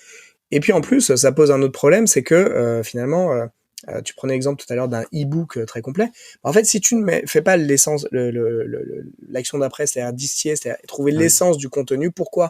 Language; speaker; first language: French; native; French